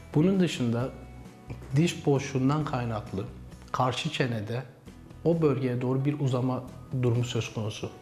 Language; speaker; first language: Turkish; native; Turkish